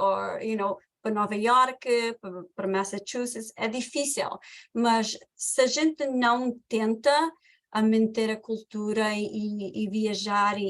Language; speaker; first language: Portuguese; early bilingual, heritage; Portuguese